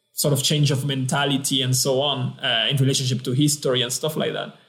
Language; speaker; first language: English; non-native, fluent; Spanish